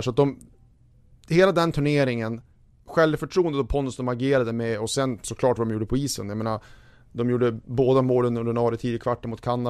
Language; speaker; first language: Swedish; native; Swedish